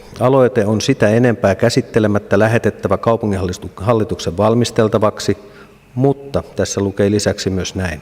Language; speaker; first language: Finnish; native; Finnish